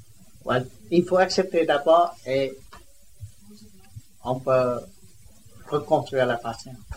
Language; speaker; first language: French; non-native, learner; Vietnamese